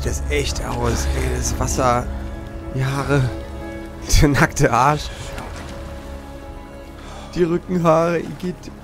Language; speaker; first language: German; native; German